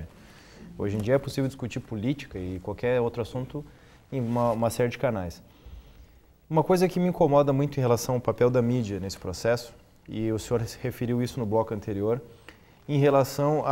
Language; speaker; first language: Portuguese; native; Portuguese